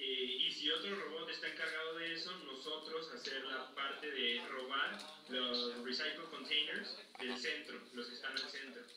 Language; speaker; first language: Spanish; native; Spanish